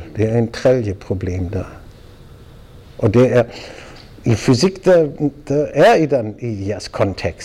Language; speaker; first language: Danish; non-native, fluent; German